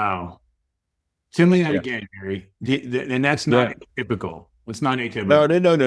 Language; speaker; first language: English; native; English